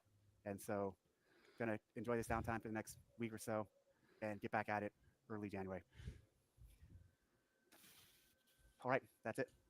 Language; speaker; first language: English; native; English